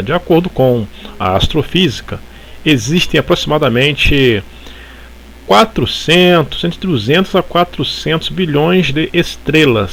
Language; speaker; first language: Portuguese; native; Portuguese